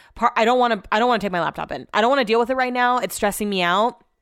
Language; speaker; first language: English; native; English